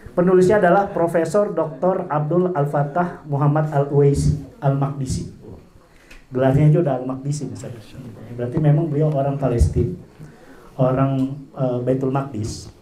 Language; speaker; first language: Indonesian; non-native, local second language; Madurese